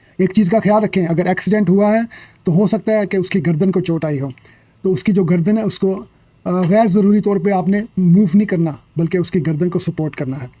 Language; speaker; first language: Urdu; native; Urdu